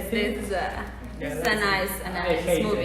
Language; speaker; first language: English; non-native, learner; Spanish